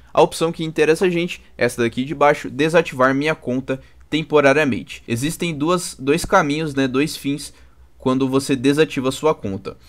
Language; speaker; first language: Portuguese; native; Portuguese